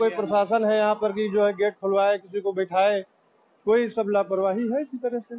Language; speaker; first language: Hindi; native; Hindi